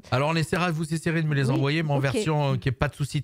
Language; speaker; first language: French; native; French